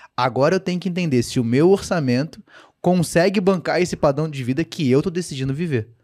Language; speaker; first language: Portuguese; native; Portuguese